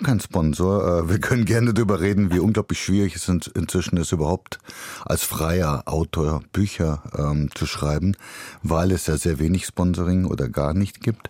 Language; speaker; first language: German; early bilingual, other home language; Bulgarian